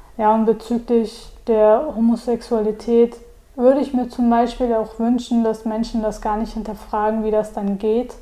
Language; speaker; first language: German; early bilingual, other home language; Turkish